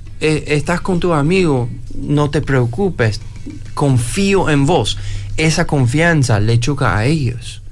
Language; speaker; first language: Spanish; non-native, fluent; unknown